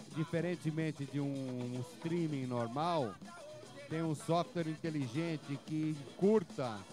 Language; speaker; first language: Portuguese; native; Portuguese